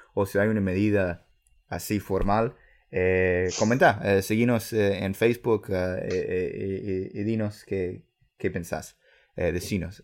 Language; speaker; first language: Spanish; non-native, fluent; English